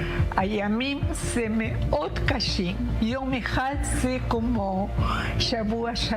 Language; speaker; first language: Hebrew; non-native, learner; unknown